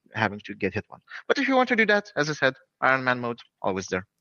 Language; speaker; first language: English; non-native, fluent; Lithuanian